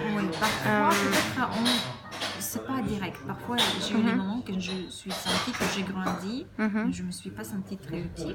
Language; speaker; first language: French; non-native, fluent; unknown